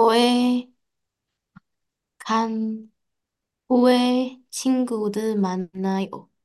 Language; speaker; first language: Korean; non-native, learner; Chinese